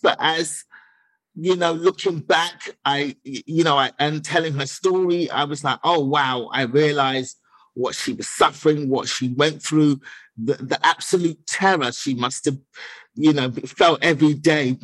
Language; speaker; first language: English; native; English